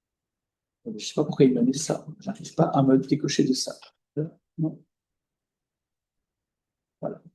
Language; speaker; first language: French; native; French